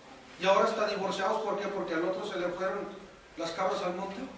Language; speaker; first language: Spanish; native; Spanish